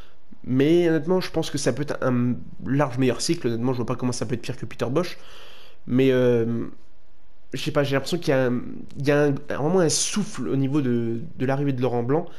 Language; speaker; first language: French; native; French